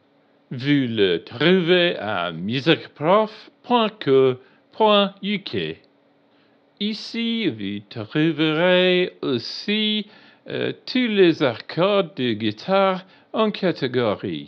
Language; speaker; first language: French; non-native, learner; English